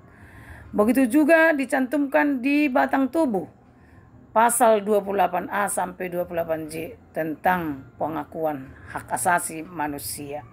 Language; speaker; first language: Indonesian; native; Indonesian